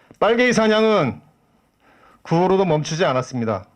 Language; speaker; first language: Korean; native; Korean